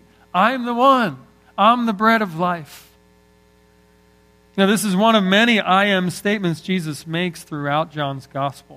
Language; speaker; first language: English; native; English